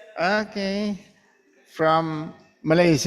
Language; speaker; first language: English; non-native, fluent; Indonesian